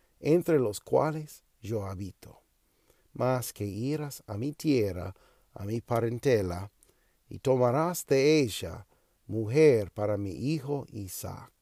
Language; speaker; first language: Spanish; non-native, learner; English